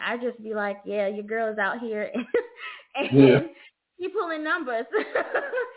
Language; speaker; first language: English; native; English